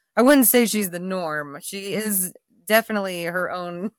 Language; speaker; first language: English; native; English